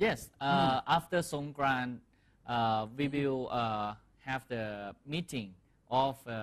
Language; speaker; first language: English; non-native, fluent; Thai